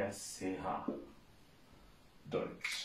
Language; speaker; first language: German; non-native, fluent; Bangla